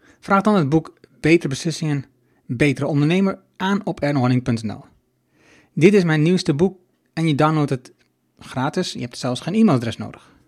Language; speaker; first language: Dutch; native; Dutch